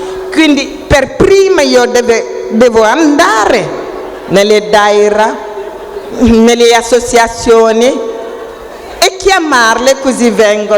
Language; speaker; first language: Italian; non-native, fluent; Wolof